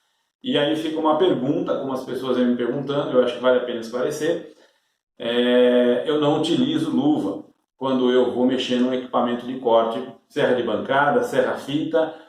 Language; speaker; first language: Portuguese; native; Portuguese